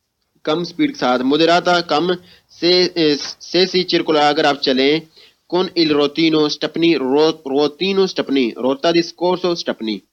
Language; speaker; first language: Italian; non-native, fluent; Urdu